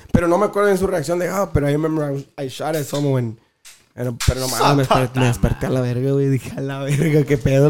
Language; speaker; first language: Spanish; early bilingual, heritage; Spanish